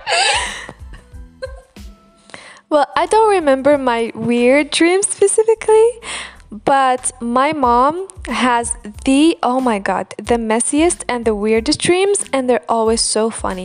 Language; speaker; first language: English; non-native, fluent; Arabic